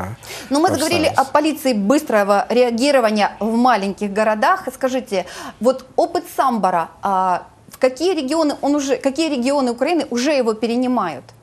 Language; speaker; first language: Russian; native; Russian